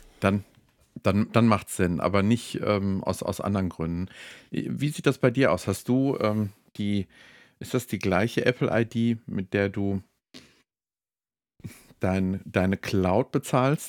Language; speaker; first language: German; native; German